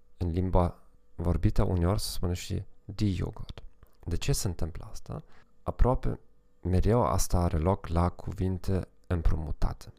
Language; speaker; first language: Romanian; non-native, fluent; German